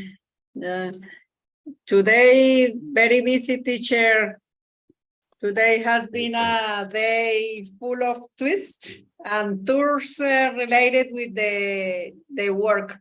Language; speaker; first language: English; non-native, learner; Spanish